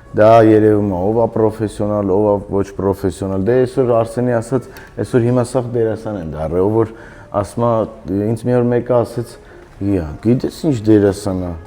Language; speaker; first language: Armenian; native; Armenian